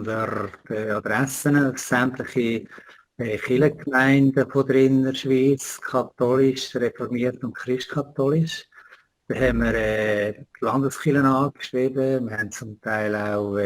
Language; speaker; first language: German; native; German